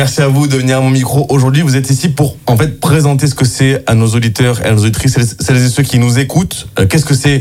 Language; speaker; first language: French; native; French